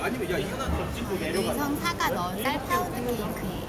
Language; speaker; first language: Korean; native; Korean